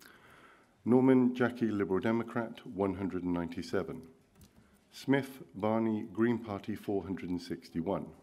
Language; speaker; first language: English; native; English